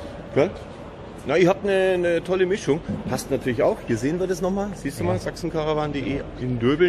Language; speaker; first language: German; native; German